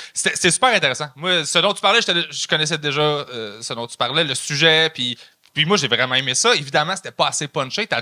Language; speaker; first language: French; native; French